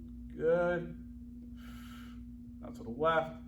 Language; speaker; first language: English; native; English